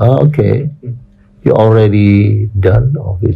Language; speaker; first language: English; non-native, learner; Indonesian